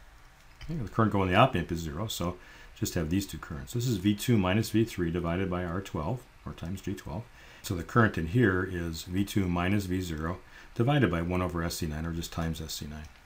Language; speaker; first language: English; native; English